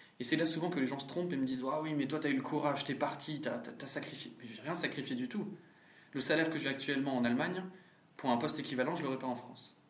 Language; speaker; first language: French; native; French